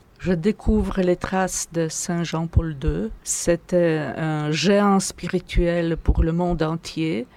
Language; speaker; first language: French; non-native, fluent; Polish